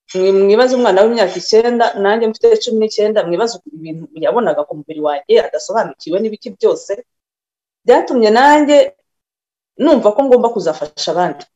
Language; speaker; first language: Kinyarwanda; early bilingual, other home language; Rundi